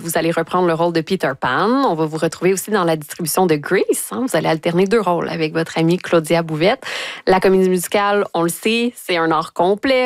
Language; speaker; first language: French; native; French